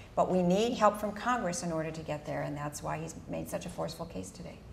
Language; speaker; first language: English; early bilingual, other home language; Spanish